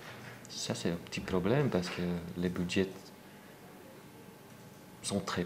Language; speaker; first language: French; non-native, local second language; Dutch